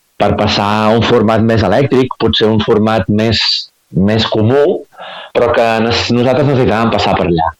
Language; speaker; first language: Catalan; native; Catalan